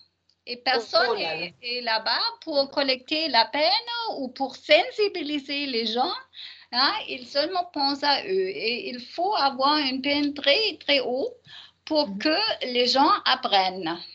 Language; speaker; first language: French; non-native, learner; German